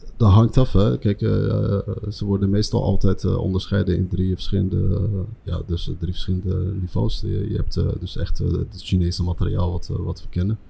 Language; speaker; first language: Dutch; early bilingual, other home language; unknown